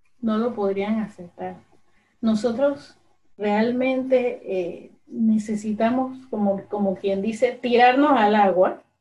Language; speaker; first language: Spanish; early bilingual, other home language; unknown